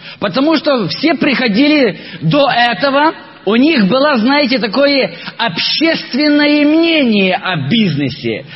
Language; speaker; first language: Russian; non-native, local second language; Ukrainian